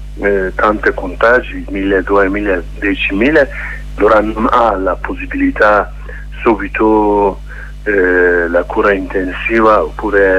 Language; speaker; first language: Italian; non-native, learner; Kurdish